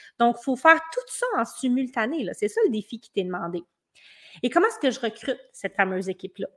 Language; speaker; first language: French; native; French